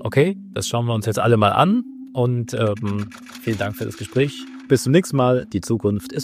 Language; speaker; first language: German; native; German